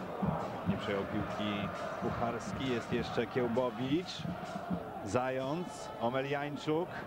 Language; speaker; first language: Polish; native; Polish